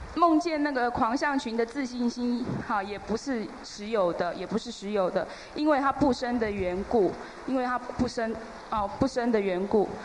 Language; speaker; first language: Chinese; native; Chinese